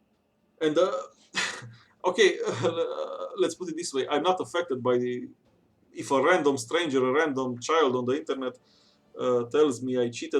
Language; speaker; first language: English; non-native, fluent; Romanian